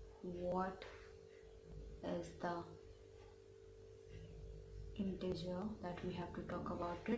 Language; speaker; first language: English; non-native, local second language; Hindi